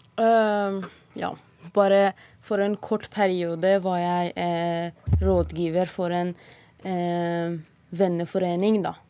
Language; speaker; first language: Norwegian; non-native, fluent; Persian